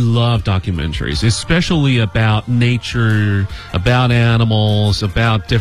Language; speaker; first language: English; native; English